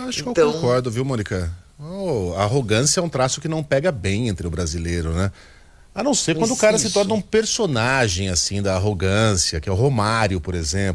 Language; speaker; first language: Portuguese; native; Portuguese